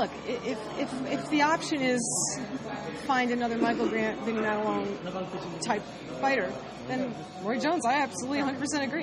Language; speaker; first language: English; native; English